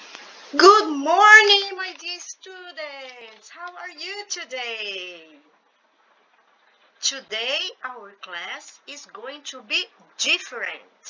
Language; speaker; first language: English; non-native, fluent; Portuguese